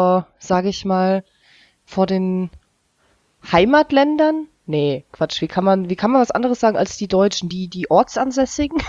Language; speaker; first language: German; early bilingual, other home language; Russian